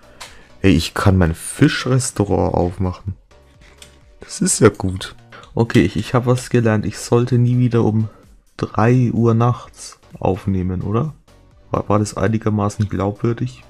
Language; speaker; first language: German; native; German